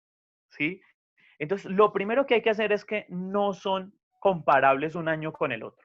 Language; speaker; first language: Spanish; native; Spanish